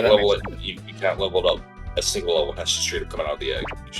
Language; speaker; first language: English; native; English